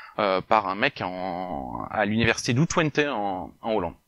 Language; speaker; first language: French; native; French